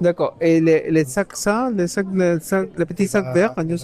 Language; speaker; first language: French; non-native, fluent; Spanish